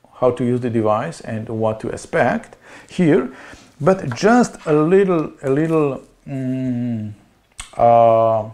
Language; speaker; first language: English; non-native, learner; Slovenian